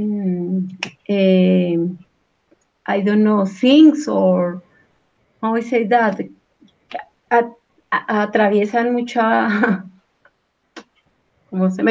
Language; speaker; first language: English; non-native, learner; Spanish